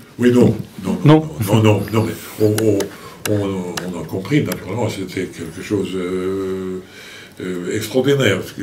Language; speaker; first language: French; non-native, fluent; Swedish